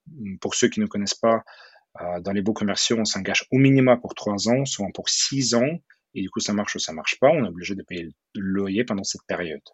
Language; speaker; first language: French; non-native, fluent; Russian